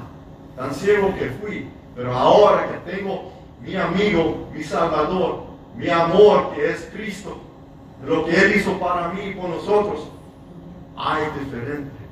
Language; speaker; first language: Spanish; early bilingual, heritage; English